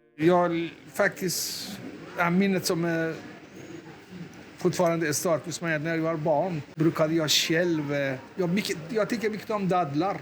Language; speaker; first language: Swedish; non-native, fluent; Persian